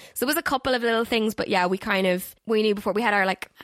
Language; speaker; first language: English; native; English